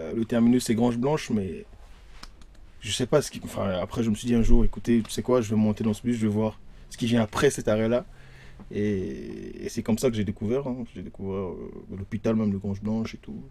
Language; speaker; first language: French; non-native, local second language; Lingala